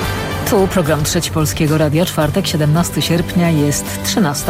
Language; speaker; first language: Polish; native; Polish